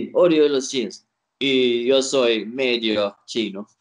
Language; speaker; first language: Spanish; non-native, learner; Swedish